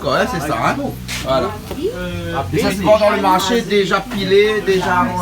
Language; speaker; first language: French; native; French